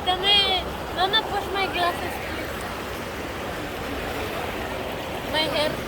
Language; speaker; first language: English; early bilingual, heritage; English